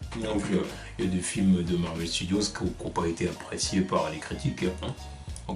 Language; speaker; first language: French; native; French